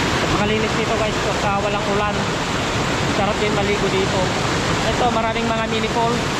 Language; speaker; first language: Filipino; native; Filipino